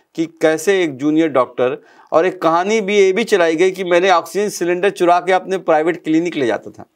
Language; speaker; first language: Hindi; native; Hindi